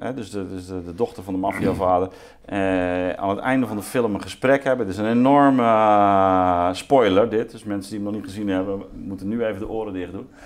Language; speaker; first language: Dutch; native; Dutch